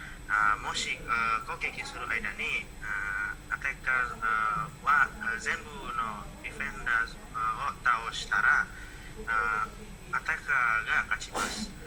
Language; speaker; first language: Japanese; non-native, learner; Indonesian